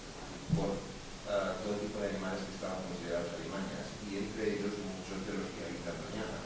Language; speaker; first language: Spanish; native; Spanish